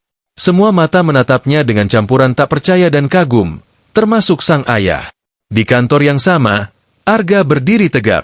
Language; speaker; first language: Indonesian; native; Indonesian